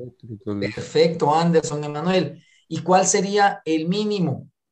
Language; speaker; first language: Spanish; native; Spanish